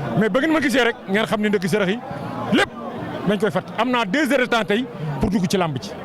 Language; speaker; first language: Wolof; native; Wolof